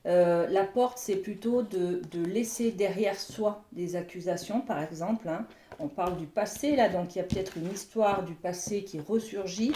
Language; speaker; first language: French; native; French